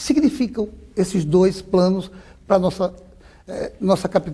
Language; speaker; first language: Portuguese; native; Portuguese